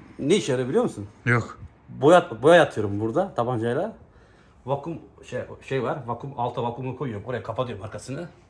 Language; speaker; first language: Turkish; native; Turkish